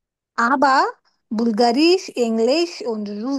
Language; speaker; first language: German; non-native, learner; Bangla